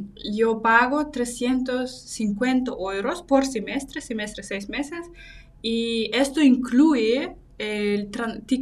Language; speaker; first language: Spanish; non-native, fluent; Russian